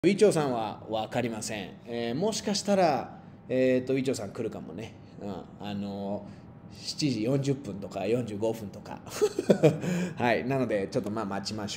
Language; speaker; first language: Japanese; non-native, fluent; Spanish